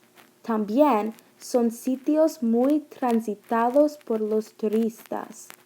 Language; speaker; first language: Spanish; non-native, learner; English